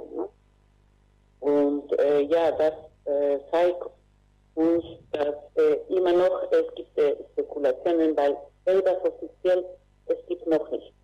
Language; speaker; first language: German; non-native, fluent; Spanish